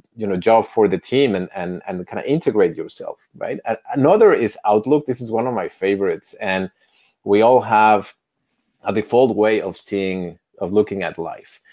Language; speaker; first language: English; non-native, fluent; Spanish